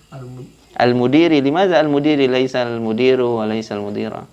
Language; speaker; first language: Arabic; non-native, fluent; Indonesian